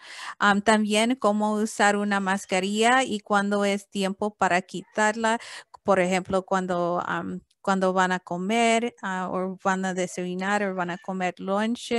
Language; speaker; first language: Spanish; early bilingual, heritage; English